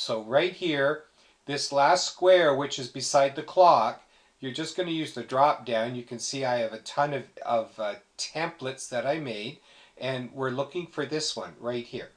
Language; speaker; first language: English; native; English